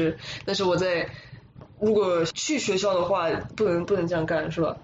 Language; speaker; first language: Chinese; early bilingual, other home language; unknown